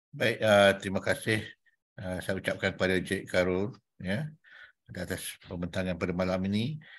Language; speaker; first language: Malay; native; Malay